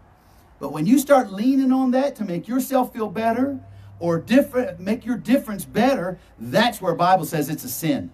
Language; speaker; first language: English; native; English